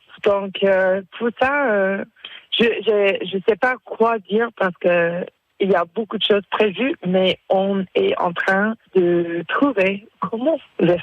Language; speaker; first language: French; non-native, fluent; English